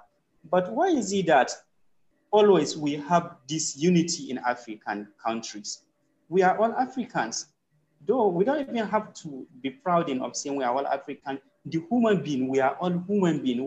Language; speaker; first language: English; non-native, local second language; Hausa